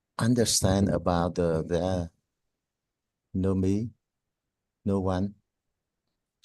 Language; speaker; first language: English; non-native, learner; Vietnamese